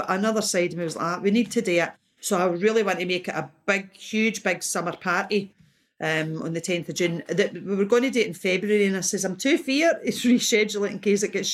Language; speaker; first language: English; native; English